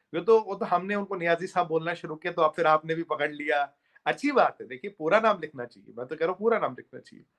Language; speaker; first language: Hindi; native; Hindi